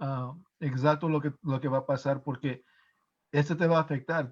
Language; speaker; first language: Spanish; non-native, fluent; English